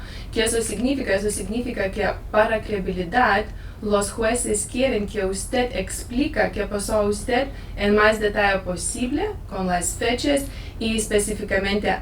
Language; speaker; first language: Spanish; non-native, learner; Lithuanian